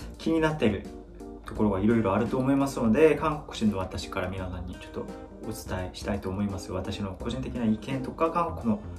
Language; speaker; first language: Japanese; non-native, fluent; Korean